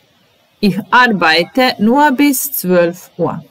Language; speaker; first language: German; non-native, fluent; Serbian